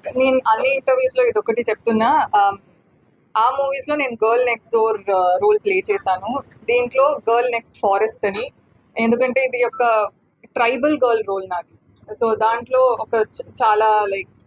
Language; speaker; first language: Telugu; non-native, fluent; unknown